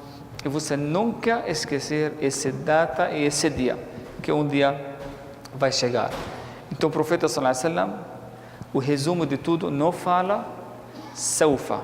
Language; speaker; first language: Portuguese; non-native, fluent; Arabic